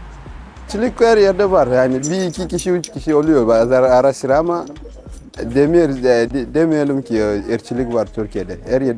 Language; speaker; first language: Turkish; non-native, fluent; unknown